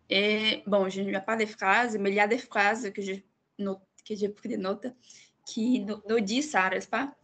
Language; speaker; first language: French; non-native, fluent; Portuguese